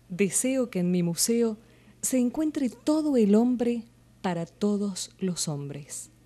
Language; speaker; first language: Spanish; native; Spanish